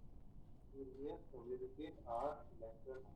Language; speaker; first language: French; non-native, learner; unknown